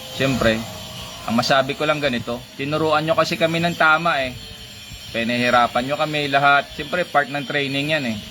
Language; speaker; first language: Filipino; non-native, local second language; Hiligaynon